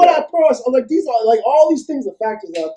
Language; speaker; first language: English; native; English